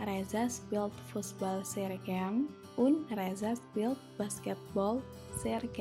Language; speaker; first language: German; non-native, fluent; Indonesian